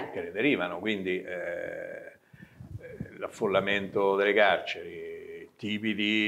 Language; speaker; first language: Italian; native; Italian